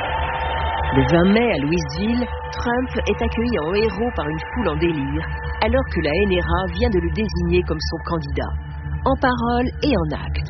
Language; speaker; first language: French; native; French